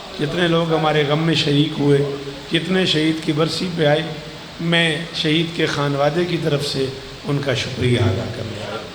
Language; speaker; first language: Urdu; non-native, local second language; Punjabi